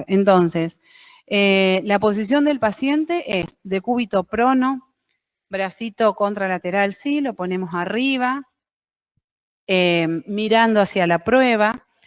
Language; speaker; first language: Spanish; native; Spanish